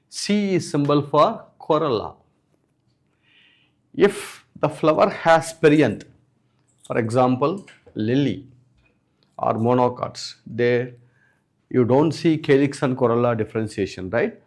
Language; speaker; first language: English; non-native, local second language; Telugu